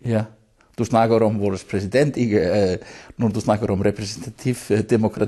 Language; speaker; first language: Danish; non-native, fluent; Icelandic